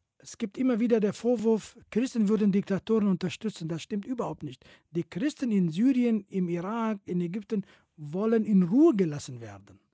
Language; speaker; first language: German; non-native, fluent; Kurdish